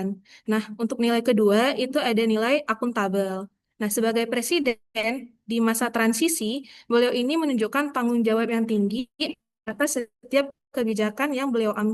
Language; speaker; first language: Indonesian; native; Indonesian